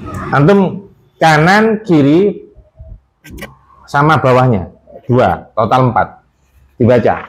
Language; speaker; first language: Indonesian; native; Indonesian